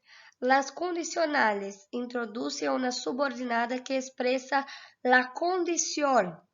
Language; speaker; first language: Spanish; non-native, fluent; Portuguese